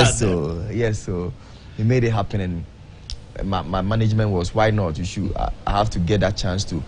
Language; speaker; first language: English; non-native, local second language; Akan